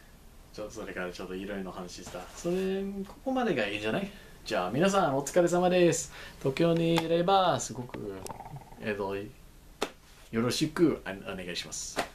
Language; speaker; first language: Japanese; non-native, learner; English